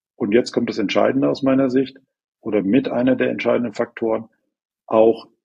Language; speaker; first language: German; native; German